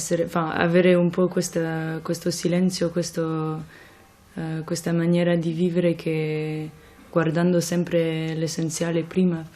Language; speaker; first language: Italian; non-native, fluent; French